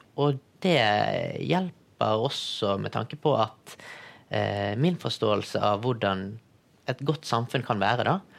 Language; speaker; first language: Norwegian; early bilingual, other home language; Tamil